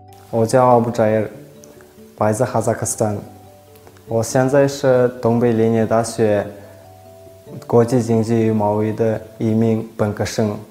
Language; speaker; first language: Chinese; non-native, learner; Kazakh